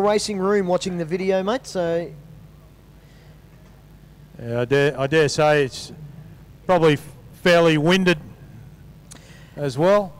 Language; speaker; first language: English; native; English